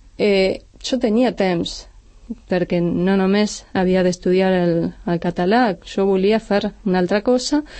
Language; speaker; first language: Catalan; non-native, fluent; Spanish